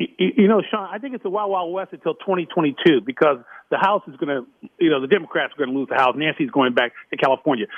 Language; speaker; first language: English; native; English